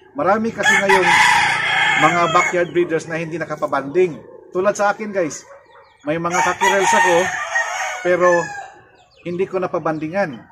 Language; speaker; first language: Filipino; non-native, local second language; Cebuano